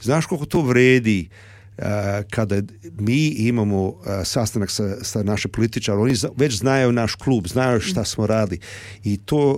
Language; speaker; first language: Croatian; early bilingual, heritage; Serbian